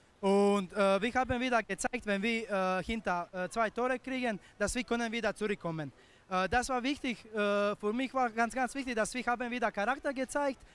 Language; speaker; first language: German; non-native, fluent; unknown